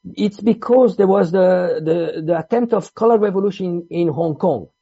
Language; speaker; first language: English; non-native, fluent; Italian